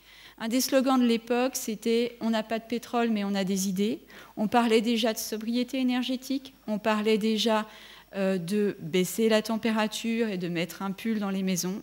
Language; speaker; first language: French; native; French